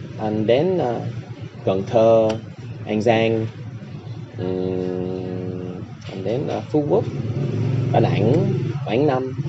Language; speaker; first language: Vietnamese; non-native, learner; English